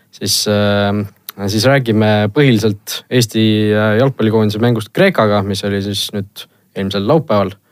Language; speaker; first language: Estonian; native; Estonian